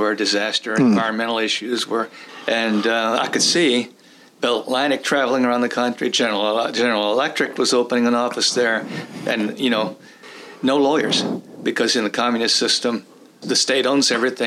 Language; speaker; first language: English; early bilingual, other home language; Czech